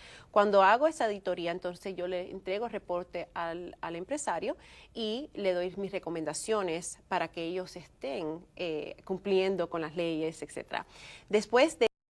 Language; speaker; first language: Spanish; early bilingual, heritage; Spanish